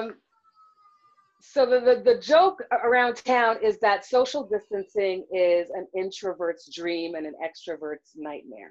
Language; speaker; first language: English; native; English